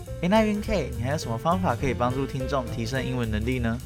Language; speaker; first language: Chinese; native; Chinese